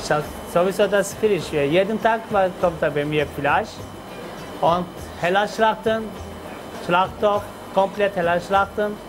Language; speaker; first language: German; non-native, learner; Turkish